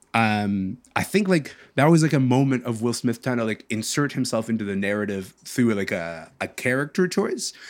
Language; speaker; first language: English; early bilingual, other home language; Arabic